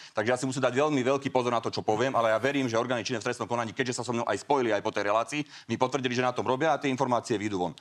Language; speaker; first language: Slovak; native; Slovak